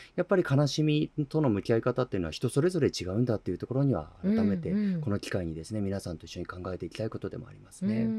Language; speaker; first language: Japanese; native; Japanese